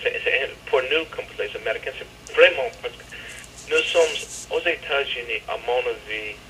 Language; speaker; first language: French; non-native, fluent; English